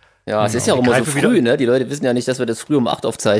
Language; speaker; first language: German; native; German